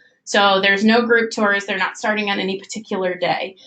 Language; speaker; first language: English; native; English